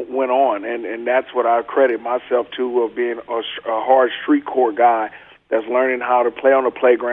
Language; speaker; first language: English; native; English